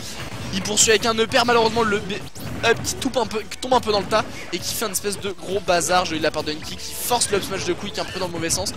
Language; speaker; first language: French; native; French